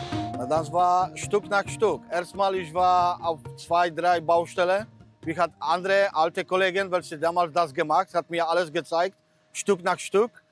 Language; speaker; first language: German; non-native, learner; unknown